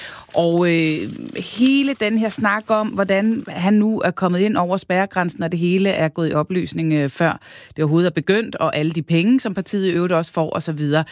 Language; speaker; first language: Danish; native; Danish